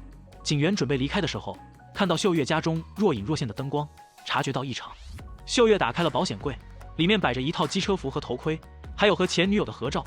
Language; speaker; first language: Chinese; native; Chinese